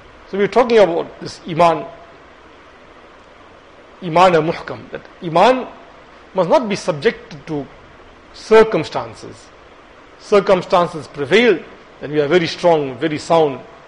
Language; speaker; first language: English; native; English